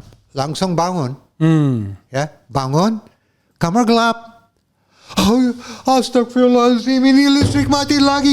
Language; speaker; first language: Indonesian; non-native, fluent; English